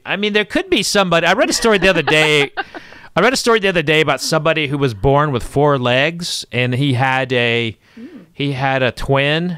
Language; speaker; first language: English; native; English